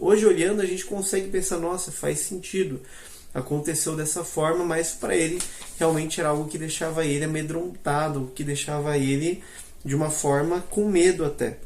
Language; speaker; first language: Portuguese; native; Portuguese